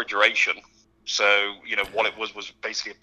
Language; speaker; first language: English; native; English